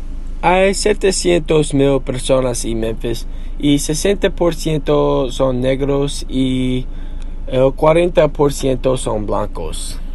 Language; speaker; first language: Spanish; non-native, learner; English